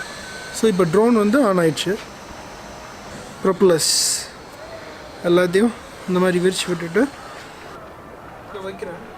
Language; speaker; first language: Tamil; native; Tamil